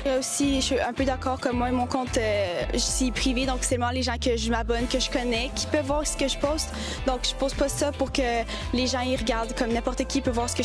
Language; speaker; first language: French; native; French